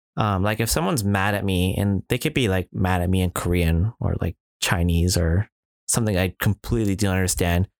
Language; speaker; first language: English; native; English